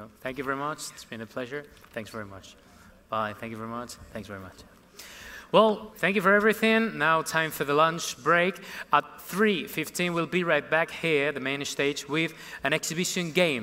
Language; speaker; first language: English; non-native, fluent; Spanish